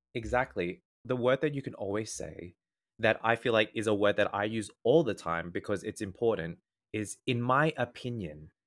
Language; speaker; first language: English; native; English